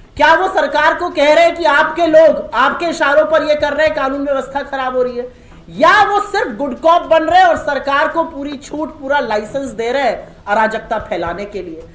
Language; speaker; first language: Hindi; native; Hindi